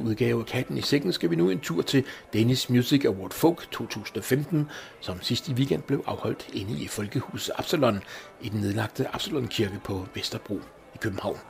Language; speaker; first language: Danish; native; Danish